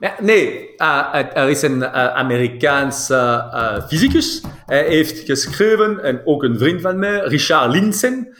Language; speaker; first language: Dutch; non-native, local second language; French